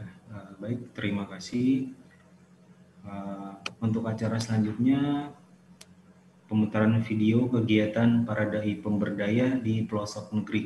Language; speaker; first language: Indonesian; native; Indonesian